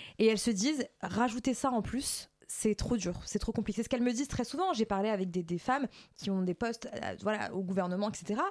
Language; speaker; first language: French; native; French